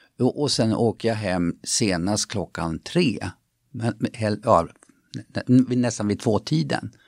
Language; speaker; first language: Swedish; non-native, fluent; German